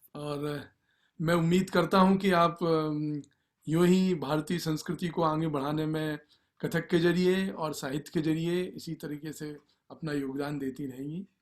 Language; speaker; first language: Hindi; native; Hindi